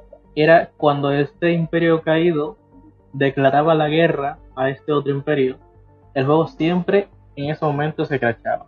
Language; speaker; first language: Spanish; native; Spanish